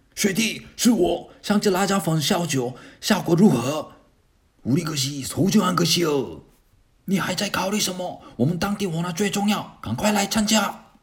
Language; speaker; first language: Chinese; non-native, fluent; Korean